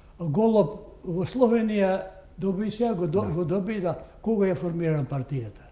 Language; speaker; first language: Macedonian; non-native, local second language; Albanian